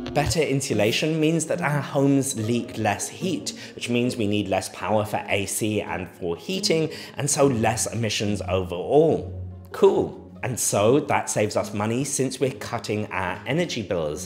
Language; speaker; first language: English; native; English